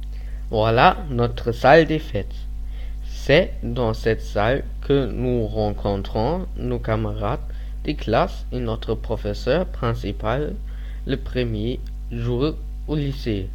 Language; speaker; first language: French; non-native, learner; German